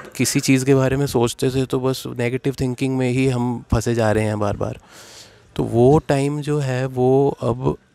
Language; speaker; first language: Hindi; native; Hindi